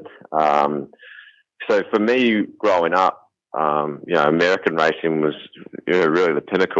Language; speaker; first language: English; native; English